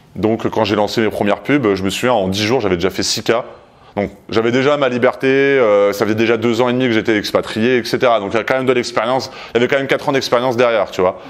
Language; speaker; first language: French; native; French